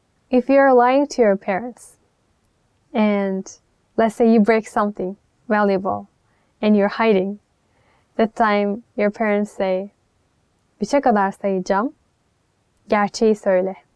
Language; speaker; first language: English; non-native, fluent; Turkish